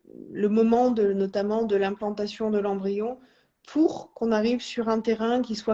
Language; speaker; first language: French; native; French